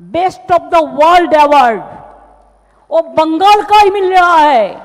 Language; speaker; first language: Hindi; non-native, local second language; Bangla